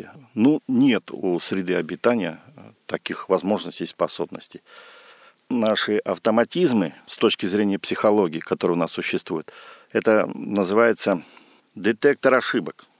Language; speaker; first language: Russian; native; Russian